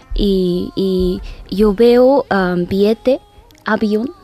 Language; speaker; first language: Spanish; non-native, learner; Korean